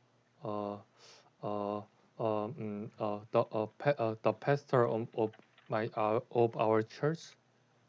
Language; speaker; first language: English; non-native, learner; Korean